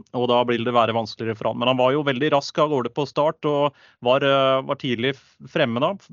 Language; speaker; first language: Norwegian; native; Norwegian